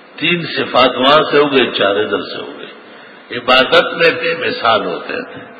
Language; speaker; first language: Urdu; non-native, local second language; Pashto